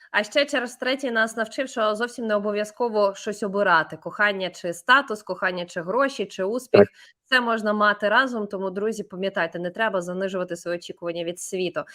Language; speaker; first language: Ukrainian; native; Ukrainian